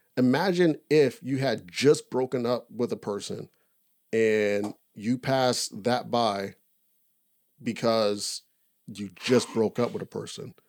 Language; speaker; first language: English; native; English